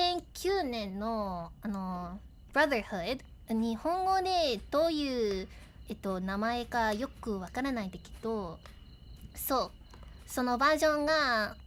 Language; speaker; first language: Japanese; non-native, learner; English